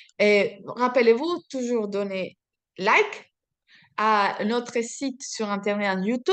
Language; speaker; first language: French; non-native, fluent; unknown